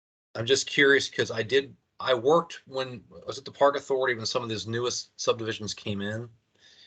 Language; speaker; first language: English; native; English